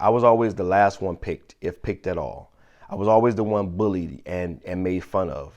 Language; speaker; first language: English; native; English